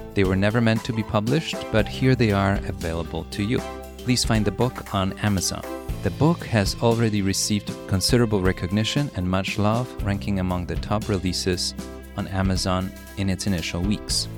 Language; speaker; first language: English; early bilingual, other home language; Polish